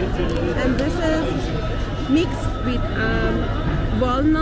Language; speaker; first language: English; non-native, fluent; Persian